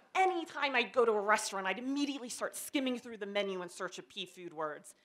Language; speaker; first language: English; native; English